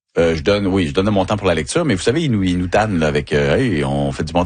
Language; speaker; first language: French; native; French